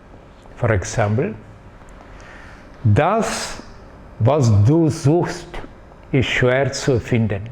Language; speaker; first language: German; non-native, fluent; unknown